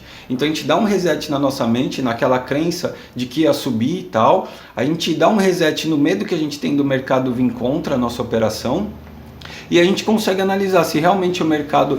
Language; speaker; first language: Portuguese; native; Portuguese